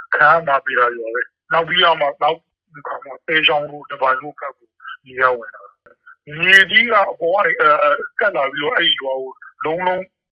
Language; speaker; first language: Burmese; non-native, local second language; Rohingya